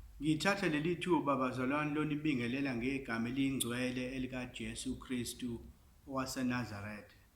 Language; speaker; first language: Zulu; non-native, local second language; English